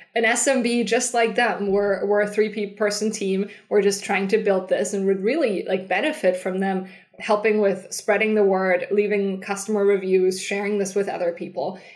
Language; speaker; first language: English; non-native, fluent; German